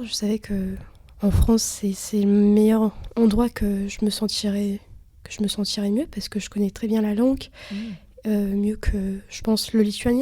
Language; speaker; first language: French; early bilingual, other home language; Lithuanian